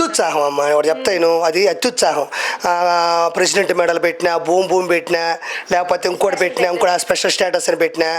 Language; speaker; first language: Telugu; native; Telugu